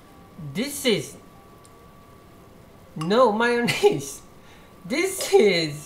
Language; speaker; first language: English; non-native, learner; Japanese